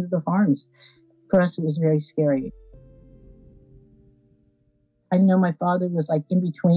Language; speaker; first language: English; native; English